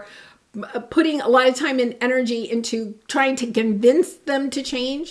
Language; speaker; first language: English; native; English